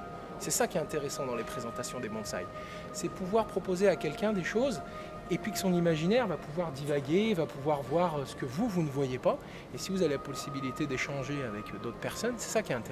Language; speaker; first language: French; native; French